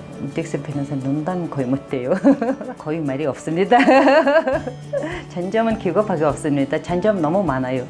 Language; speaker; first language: Korean; non-native, learner; Mongolian